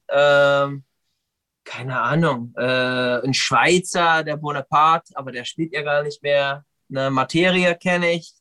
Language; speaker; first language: German; non-native, fluent; English